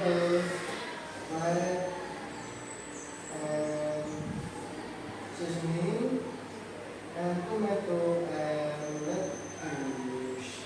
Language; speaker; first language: English; non-native, learner; Indonesian